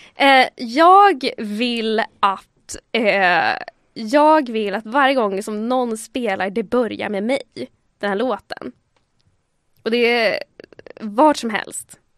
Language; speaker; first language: Swedish; early bilingual, other home language; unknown